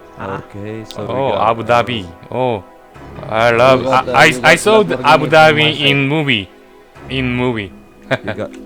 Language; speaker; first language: English; non-native, learner; Korean